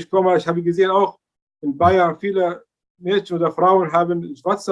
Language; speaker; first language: German; non-native, learner; Arabic